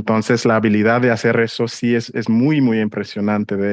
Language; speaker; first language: Spanish; non-native, fluent; English